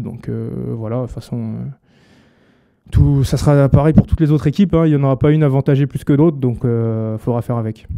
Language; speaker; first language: French; native; French